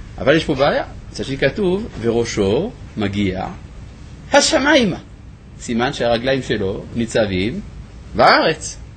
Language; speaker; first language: Hebrew; non-native, fluent; French